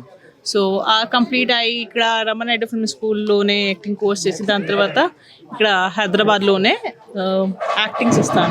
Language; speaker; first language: Telugu; non-native, local second language; Hindi